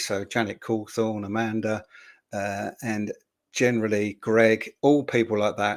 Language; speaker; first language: English; native; English